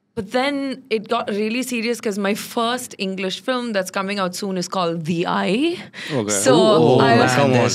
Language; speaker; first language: English; non-native, local second language; Tamil